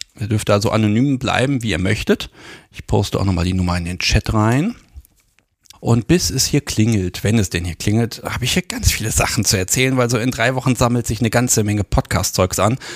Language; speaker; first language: German; native; German